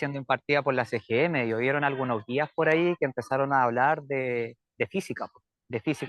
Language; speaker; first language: Spanish; native; Spanish